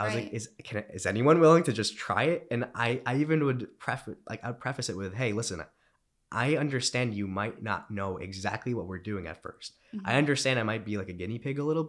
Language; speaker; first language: English; early bilingual, other home language; Romanian